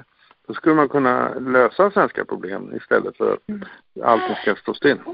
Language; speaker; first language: Swedish; native; Swedish